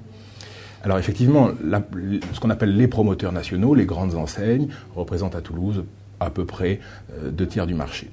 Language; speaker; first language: French; native; French